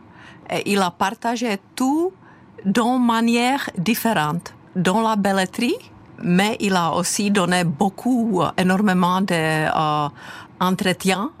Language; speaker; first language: French; non-native, fluent; Czech